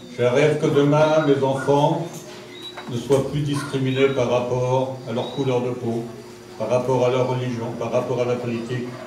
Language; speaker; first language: French; non-native, local second language; German